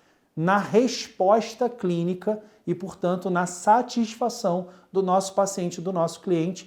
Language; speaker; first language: Portuguese; native; Portuguese